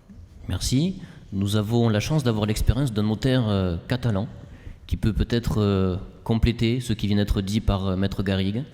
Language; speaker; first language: French; native; French